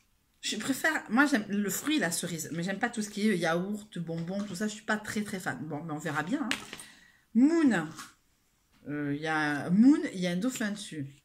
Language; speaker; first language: French; native; French